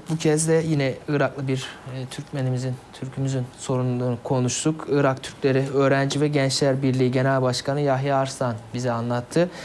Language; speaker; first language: Turkish; native; Turkish